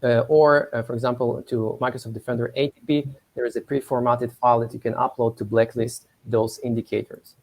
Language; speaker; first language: English; non-native, fluent; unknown